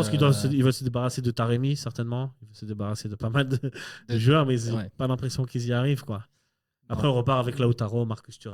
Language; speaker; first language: French; native; French